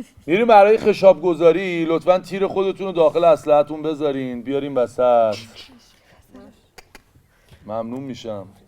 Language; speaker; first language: Persian; native; Persian